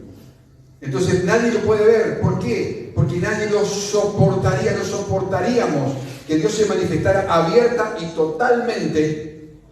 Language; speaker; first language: Spanish; native; Spanish